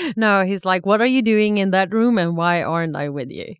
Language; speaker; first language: English; non-native, fluent; Swedish